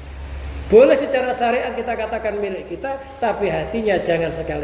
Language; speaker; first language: Indonesian; native; Indonesian